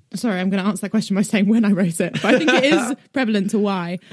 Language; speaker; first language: English; native; English